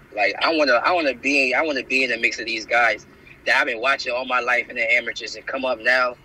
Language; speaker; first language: English; native; English